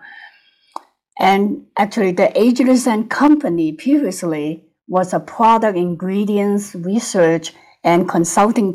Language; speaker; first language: English; non-native, local second language; Cantonese